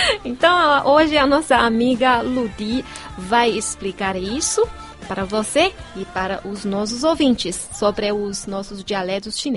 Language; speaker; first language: Portuguese; non-native, fluent; Chinese